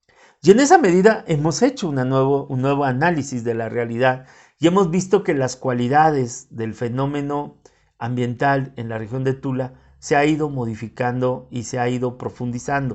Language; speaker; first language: Spanish; native; Spanish